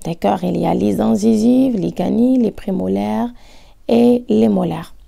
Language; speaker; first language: French; non-native, local second language; Arabic